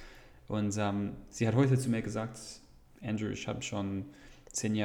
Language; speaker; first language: German; non-native, fluent; English